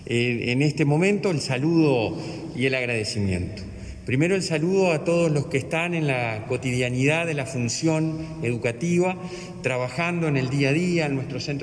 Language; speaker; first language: Spanish; native; Spanish